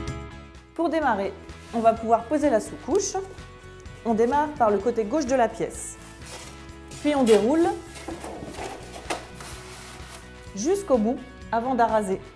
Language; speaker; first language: French; native; French